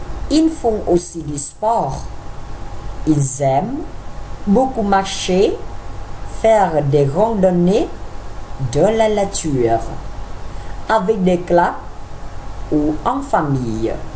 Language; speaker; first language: French; non-native, fluent; Vietnamese